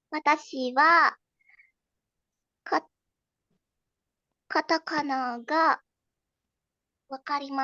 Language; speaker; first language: Japanese; non-native, learner; Indonesian